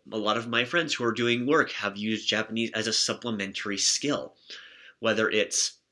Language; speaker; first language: English; native; English